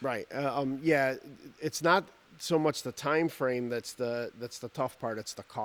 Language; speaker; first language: English; native; English